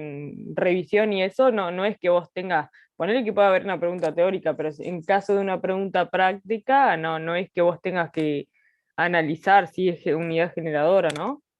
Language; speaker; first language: Spanish; native; Spanish